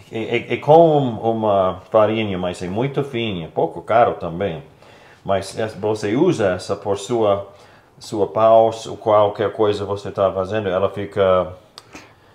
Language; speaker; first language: Portuguese; non-native, learner; English